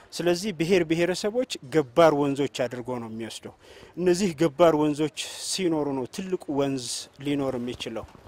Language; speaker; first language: Amharic; non-native, local second language; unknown